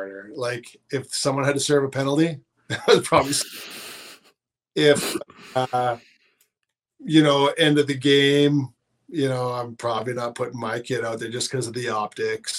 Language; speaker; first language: English; native; English